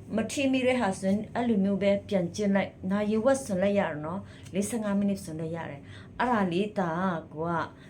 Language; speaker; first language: Burmese; native; Burmese